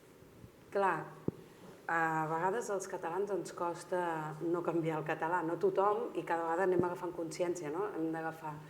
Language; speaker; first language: Catalan; native; Catalan